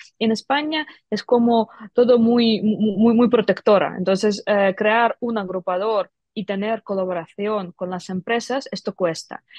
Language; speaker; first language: Spanish; non-native, fluent; Ukrainian